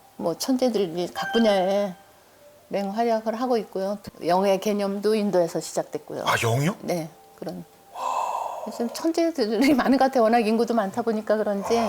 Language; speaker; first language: Korean; native; Korean